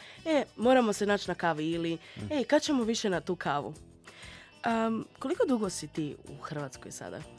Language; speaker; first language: Serbian; native; Serbian